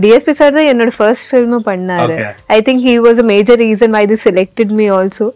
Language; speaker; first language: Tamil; non-native, learner; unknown